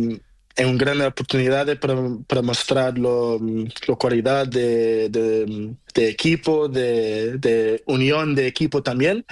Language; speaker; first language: Spanish; non-native, learner; Portuguese